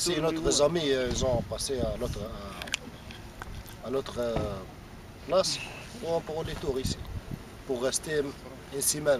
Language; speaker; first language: French; non-native, local second language; Arabic